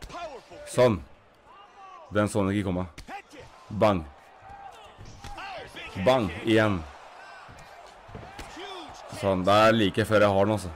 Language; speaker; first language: Norwegian; native; Norwegian